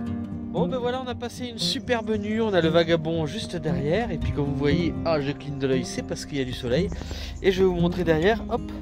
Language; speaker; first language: French; native; French